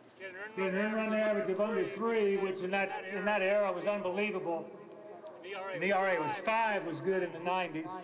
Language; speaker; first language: English; native; English